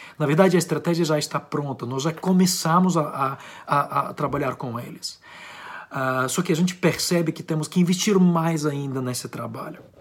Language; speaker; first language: Portuguese; non-native, fluent; Ukrainian